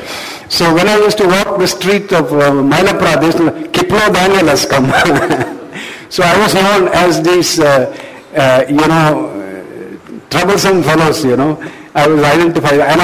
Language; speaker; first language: English; non-native, local second language; Malayalam